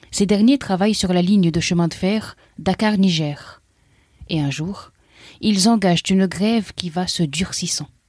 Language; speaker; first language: French; native; French